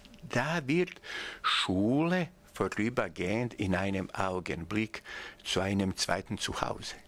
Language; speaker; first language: German; non-native, fluent; Bosnian